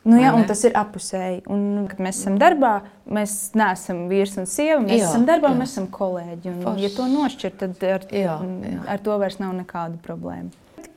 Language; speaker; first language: Latvian; native; Latvian